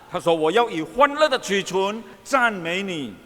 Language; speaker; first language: Chinese; early bilingual, heritage; Chinese